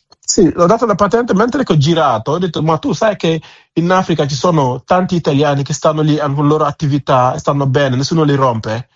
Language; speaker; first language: Italian; non-native, fluent; Wolof